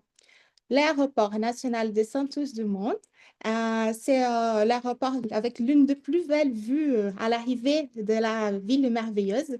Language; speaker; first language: French; non-native, fluent; Portuguese